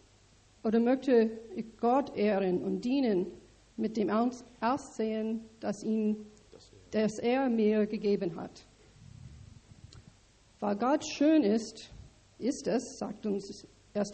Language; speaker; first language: German; non-native, learner; English